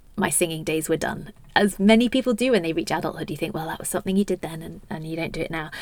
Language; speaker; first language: English; native; English